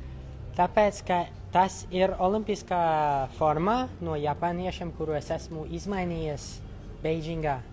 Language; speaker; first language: Latvian; non-native, local second language; Russian